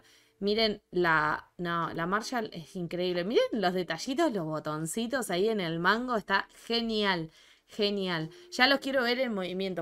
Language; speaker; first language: Spanish; native; Spanish